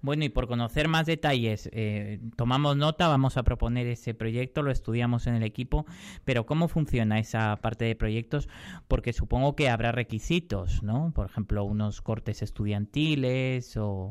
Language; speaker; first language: Spanish; native; Spanish